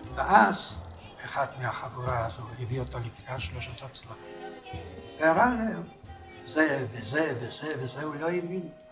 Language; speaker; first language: Hebrew; non-native, fluent; Yiddish